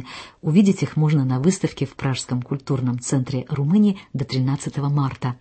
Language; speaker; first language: Russian; native; Russian